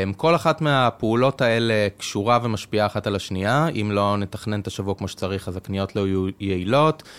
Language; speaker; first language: Hebrew; native; Hebrew